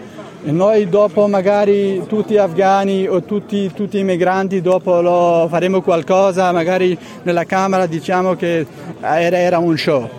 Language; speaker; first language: Italian; non-native, learner; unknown